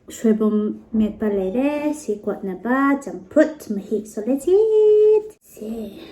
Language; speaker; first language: Manipuri; non-native, local second language; Tangkhul Naga (India)